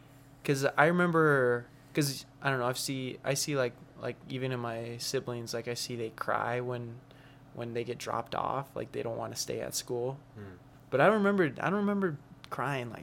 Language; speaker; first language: English; early bilingual, other home language; Spanish